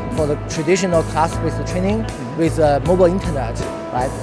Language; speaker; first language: English; non-native, fluent; Chinese